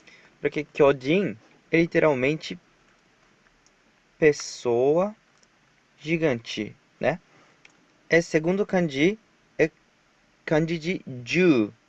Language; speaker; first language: Portuguese; non-native, fluent; Japanese